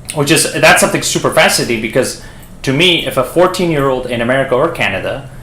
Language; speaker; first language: English; early bilingual, other home language; Persian